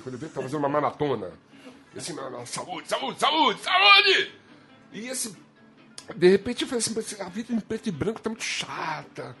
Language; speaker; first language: Portuguese; native; Portuguese